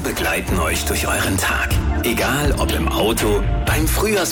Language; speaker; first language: German; native; German